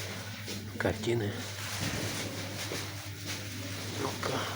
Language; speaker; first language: Russian; non-native, local second language; Yakut